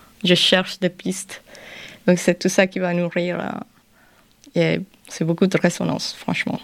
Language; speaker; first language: French; non-native, fluent; Spanish